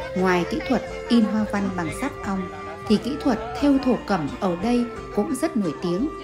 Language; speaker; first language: Vietnamese; native; Vietnamese